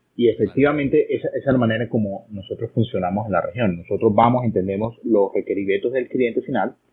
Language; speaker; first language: Spanish; native; Spanish